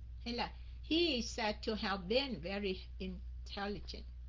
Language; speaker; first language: English; non-native, fluent; Vietnamese